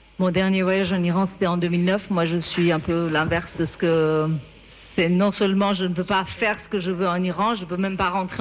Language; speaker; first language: French; non-native, fluent; Persian